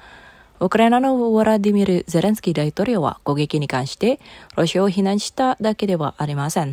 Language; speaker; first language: Japanese; non-native, fluent; Indonesian